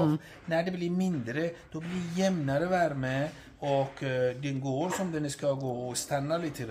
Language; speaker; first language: Swedish; non-native, fluent; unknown